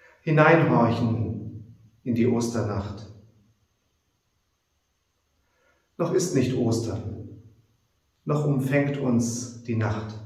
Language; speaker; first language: German; native; German